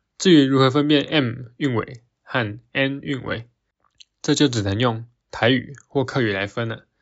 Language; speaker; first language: Chinese; native; Chinese